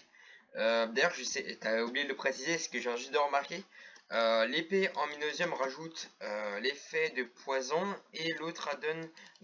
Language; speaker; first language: French; native; French